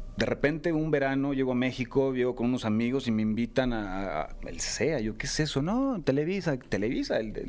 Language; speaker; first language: Spanish; native; Spanish